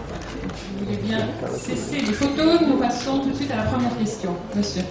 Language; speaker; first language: French; native; French